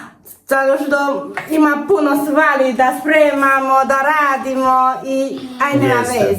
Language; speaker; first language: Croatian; non-native, learner; Chinese